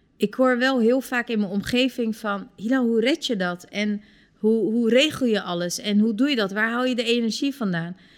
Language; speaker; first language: Dutch; early bilingual, other home language; Turkish